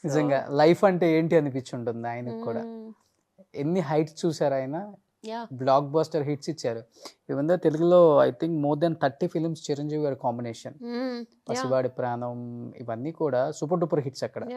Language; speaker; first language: Telugu; native; Telugu